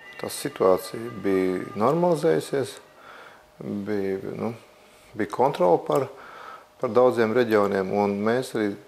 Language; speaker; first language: Latvian; native; Latvian